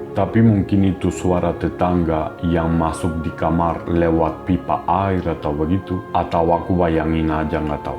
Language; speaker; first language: Indonesian; non-native, fluent; Spanish